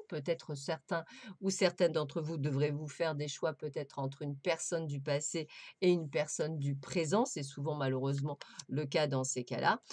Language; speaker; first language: French; native; French